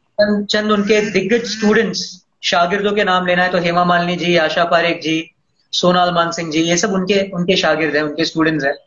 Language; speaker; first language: Hindi; non-native, local second language; Tamil